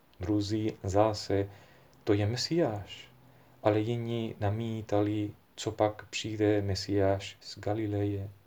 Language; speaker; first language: Czech; non-native, fluent; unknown